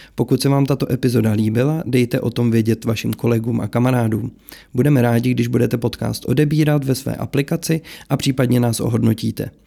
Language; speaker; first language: Czech; native; Czech